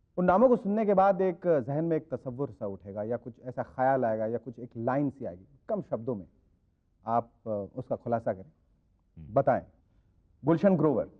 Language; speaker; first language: Hindi; native; Hindi